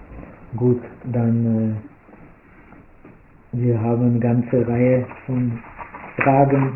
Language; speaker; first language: German; non-native, fluent; Czech